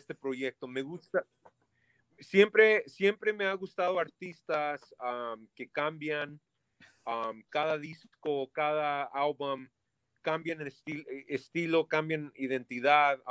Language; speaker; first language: Spanish; early bilingual, heritage; Spanish